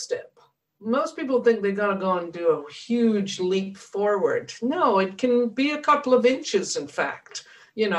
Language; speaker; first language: English; native; English